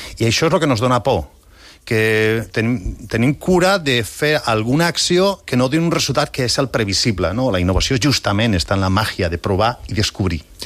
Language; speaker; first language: Catalan; non-native, local second language; Spanish